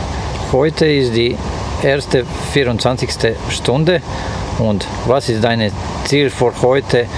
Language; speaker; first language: German; non-native, learner; Croatian